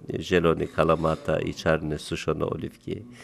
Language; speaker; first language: Polish; non-native, learner; Turkish